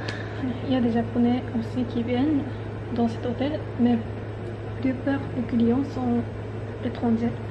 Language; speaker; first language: French; non-native, learner; Japanese